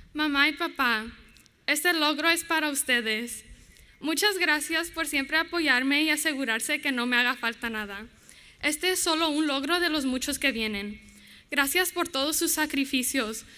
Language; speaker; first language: Spanish; early bilingual, heritage; Spanish